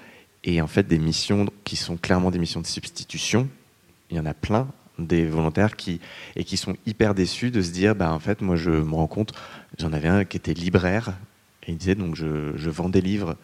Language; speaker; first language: French; native; French